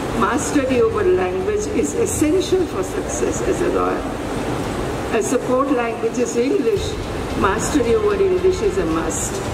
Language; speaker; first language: English; non-native, local second language; Gujarati